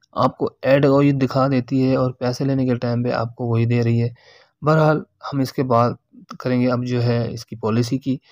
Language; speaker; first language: Urdu; native; Urdu